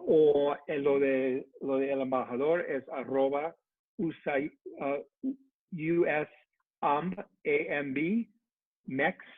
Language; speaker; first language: Spanish; non-native, fluent; English